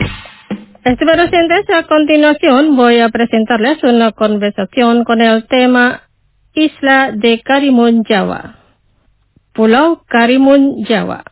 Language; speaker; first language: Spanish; non-native, fluent; Indonesian